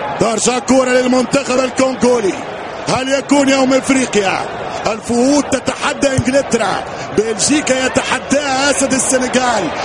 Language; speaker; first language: Arabic; native; Arabic